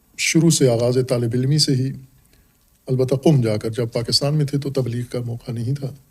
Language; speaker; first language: Urdu; native; Urdu